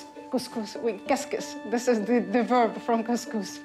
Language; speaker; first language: English; non-native, fluent; Arabic